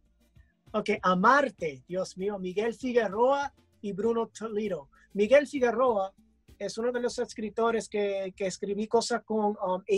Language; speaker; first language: Spanish; early bilingual, heritage; English